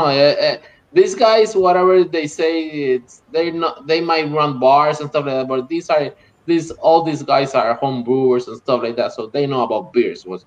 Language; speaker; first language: English; non-native, local second language; Spanish